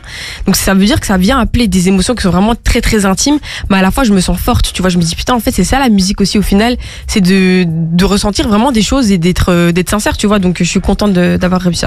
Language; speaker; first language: French; native; French